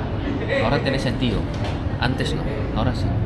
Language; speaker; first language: Spanish; non-native, fluent; Indonesian